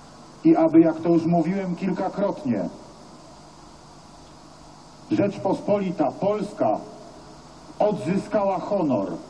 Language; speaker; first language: Polish; native; Polish